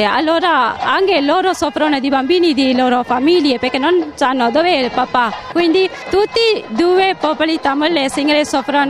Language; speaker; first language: Italian; non-native, learner; Tamil